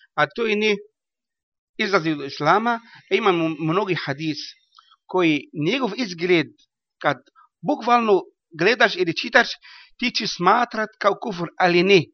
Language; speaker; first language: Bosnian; non-native, learner; Arabic